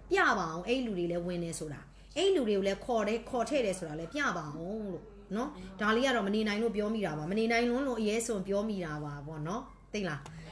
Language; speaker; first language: Burmese; native; Burmese